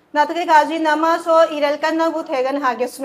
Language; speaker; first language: Korean; non-native, learner; Urdu